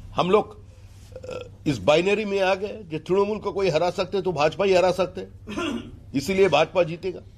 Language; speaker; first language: Hindi; non-native, local second language; Bangla